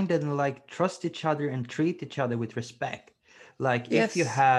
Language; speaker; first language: English; non-native, fluent; Swedish